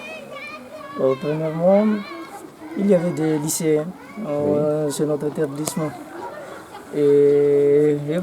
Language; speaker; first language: French; non-native, local second language; Malagasy